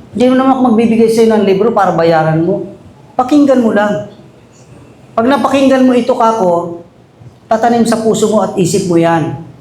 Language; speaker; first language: Filipino; non-native, local second language; Aklanon